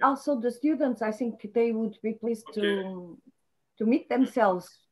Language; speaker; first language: English; non-native, fluent; Portuguese